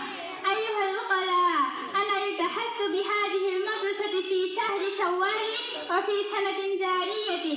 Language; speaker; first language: Arabic; non-native, learner; Bangla